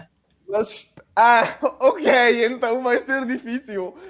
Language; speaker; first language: Portuguese; non-native, fluent; Italian